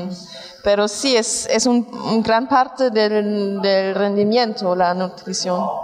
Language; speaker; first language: Spanish; non-native, fluent; German